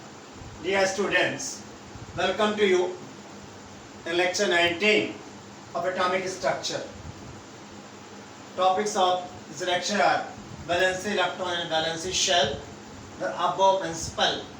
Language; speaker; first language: English; non-native, local second language; Hindi